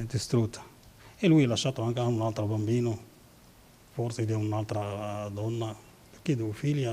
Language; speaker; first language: Italian; non-native, learner; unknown